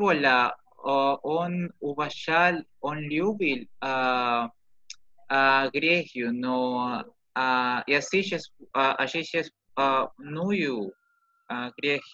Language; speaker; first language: Russian; non-native, learner; Spanish